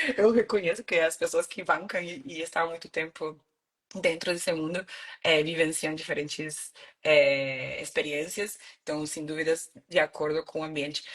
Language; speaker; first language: Portuguese; non-native, fluent; Spanish